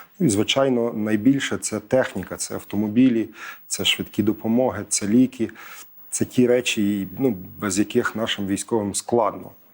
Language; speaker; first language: Ukrainian; native; Ukrainian